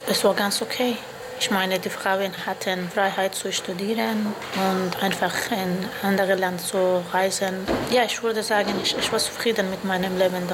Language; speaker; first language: German; non-native, fluent; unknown